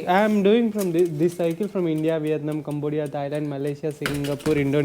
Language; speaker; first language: English; non-native, local second language; Telugu